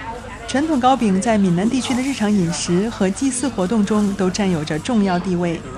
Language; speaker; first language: Chinese; native; Chinese